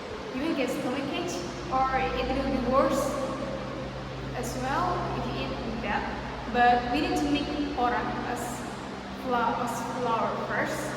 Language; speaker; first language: English; non-native, learner; Indonesian